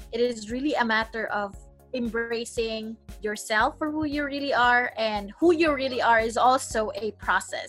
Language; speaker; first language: English; non-native, local second language; Cebuano